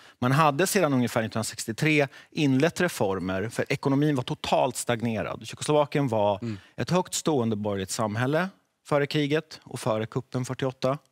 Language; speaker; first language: Swedish; early bilingual, other home language; Czech